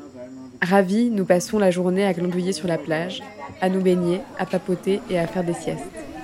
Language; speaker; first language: French; native; French